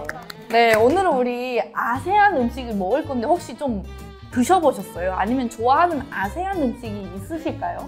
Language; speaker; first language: Korean; non-native, fluent; Thai